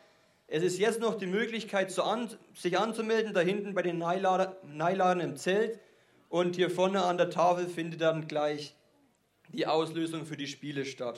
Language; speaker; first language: German; native; German